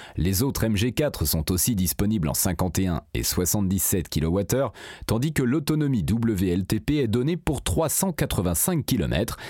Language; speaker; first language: French; native; French